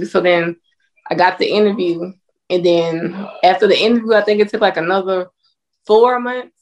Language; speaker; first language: English; native; English